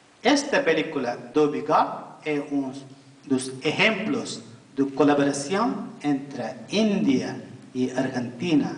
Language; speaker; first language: Spanish; non-native, fluent; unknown